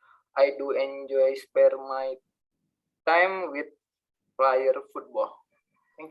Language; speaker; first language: English; non-native, learner; Indonesian